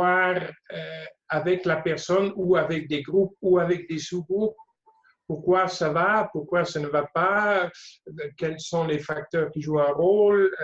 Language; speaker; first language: French; non-native, fluent; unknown